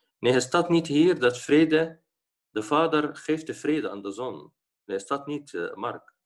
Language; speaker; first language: Dutch; non-native, fluent; Arabic